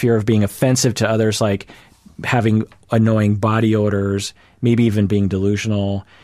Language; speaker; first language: English; early bilingual, other home language; Japanese